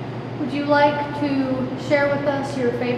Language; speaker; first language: English; native; English